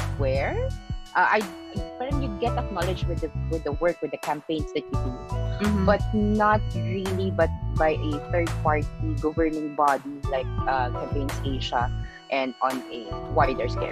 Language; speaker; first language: English; non-native, local second language; Filipino